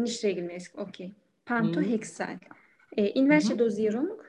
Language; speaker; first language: German; non-native, learner; Turkish